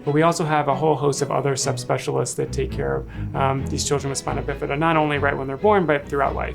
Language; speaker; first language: English; native; English